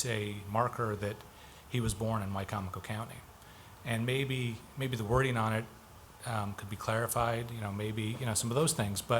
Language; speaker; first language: English; native; English